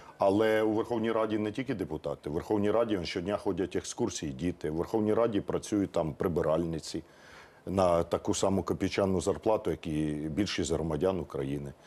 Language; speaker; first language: Ukrainian; native; Ukrainian